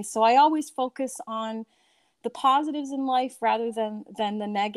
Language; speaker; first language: English; native; English